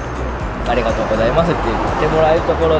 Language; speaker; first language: Japanese; native; Japanese